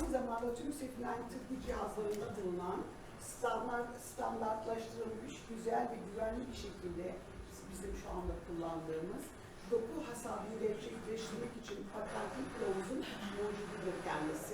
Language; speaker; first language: Turkish; native; Turkish